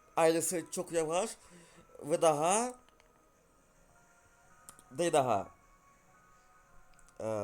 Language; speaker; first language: Turkish; non-native, learner; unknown